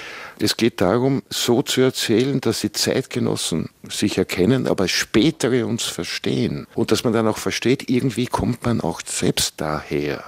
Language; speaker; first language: German; native; German